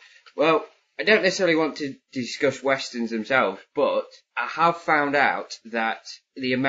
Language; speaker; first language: English; native; English